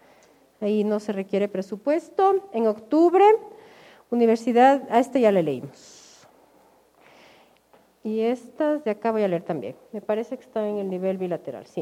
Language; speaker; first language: Spanish; native; Spanish